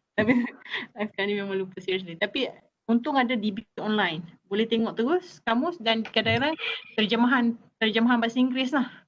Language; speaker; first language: Malay; native; Malay